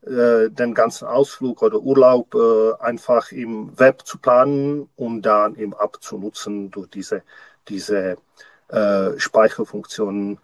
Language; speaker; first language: German; non-native, learner; Czech